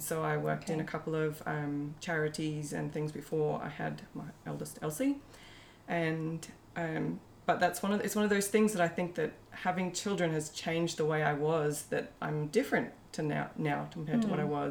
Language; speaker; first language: English; native; English